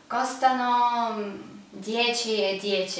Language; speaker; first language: Italian; non-native, learner; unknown